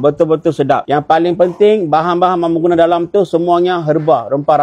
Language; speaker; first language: Malay; native; Malay